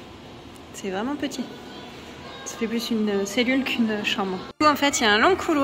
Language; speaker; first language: French; native; French